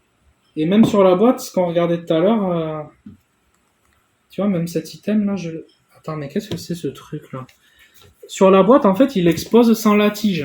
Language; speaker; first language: French; native; French